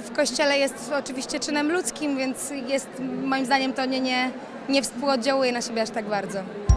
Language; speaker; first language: Polish; native; Polish